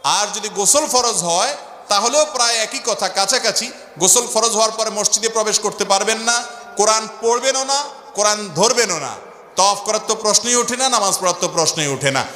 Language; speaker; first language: Bangla; native; Bangla